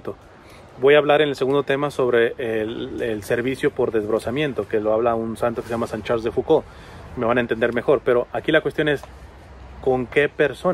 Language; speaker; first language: Spanish; native; Spanish